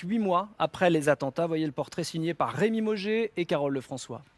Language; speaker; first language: French; native; French